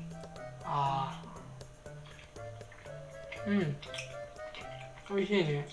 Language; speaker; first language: Japanese; non-native, learner; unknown